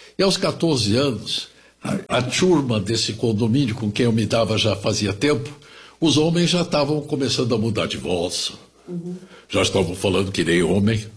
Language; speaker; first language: Portuguese; early bilingual, other home language; German